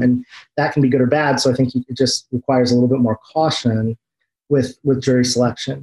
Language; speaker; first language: English; native; English